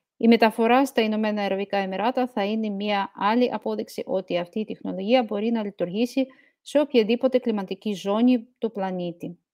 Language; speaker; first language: Greek; non-native, fluent; Russian